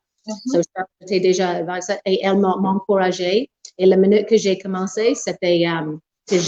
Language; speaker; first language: French; non-native, local second language; English